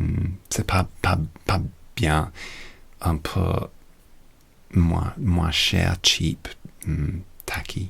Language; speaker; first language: French; non-native, learner; English